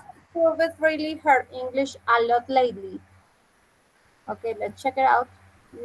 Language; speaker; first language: English; non-native, fluent; Spanish